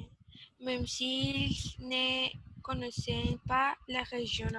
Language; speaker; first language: French; non-native, learner; Spanish